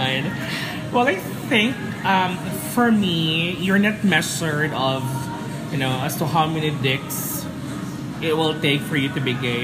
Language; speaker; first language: English; non-native, local second language; Cebuano